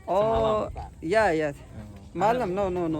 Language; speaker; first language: Indonesian; non-native, learner; Urdu